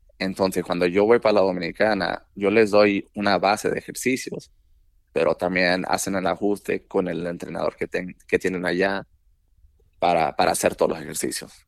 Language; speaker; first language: Spanish; early bilingual, heritage; Spanish